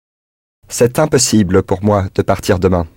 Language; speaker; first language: French; non-native, learner; English